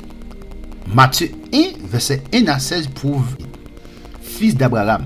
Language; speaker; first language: French; non-native, local second language; Haitian Creole